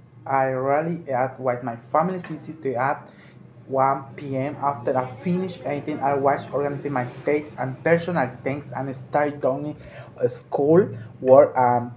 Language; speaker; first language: English; non-native, learner; Spanish